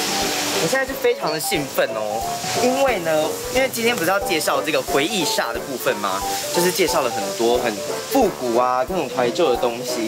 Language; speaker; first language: Chinese; native; Chinese